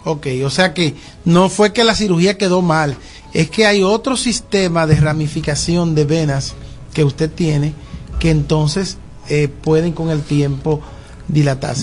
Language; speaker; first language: Spanish; native; Spanish